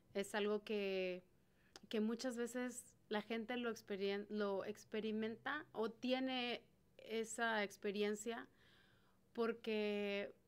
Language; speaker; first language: Spanish; native; Spanish